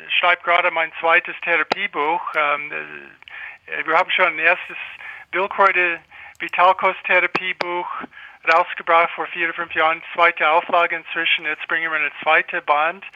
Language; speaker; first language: German; non-native, fluent; English